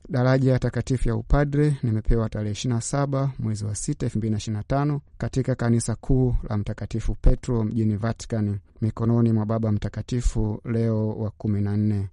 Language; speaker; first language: Swahili; native; Swahili